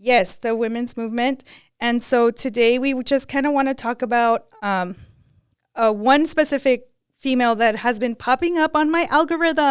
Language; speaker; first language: English; early bilingual, other home language; Spanish